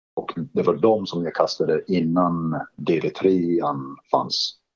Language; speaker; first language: Swedish; non-native, fluent; English